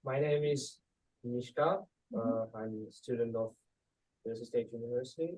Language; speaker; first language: English; non-native, learner; Georgian